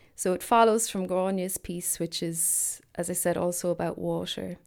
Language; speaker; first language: English; native; English